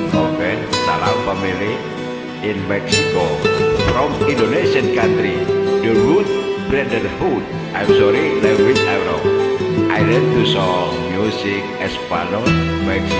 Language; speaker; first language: English; non-native, learner; Sundanese